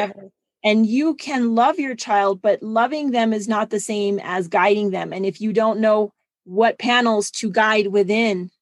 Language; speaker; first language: English; non-native, fluent; German